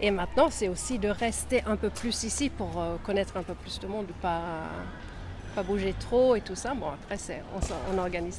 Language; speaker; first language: French; non-native, fluent; Swedish